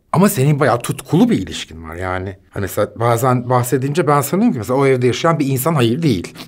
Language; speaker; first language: Turkish; native; Turkish